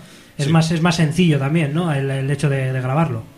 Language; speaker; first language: Spanish; native; Spanish